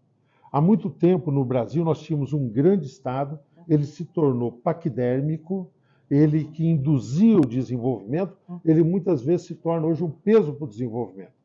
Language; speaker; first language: Portuguese; native; Portuguese